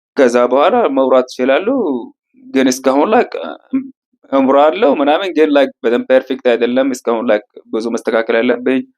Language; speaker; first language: Amharic; non-native, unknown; Arabic